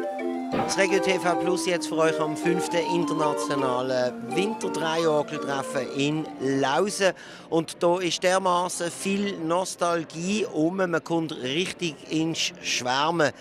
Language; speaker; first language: German; native; German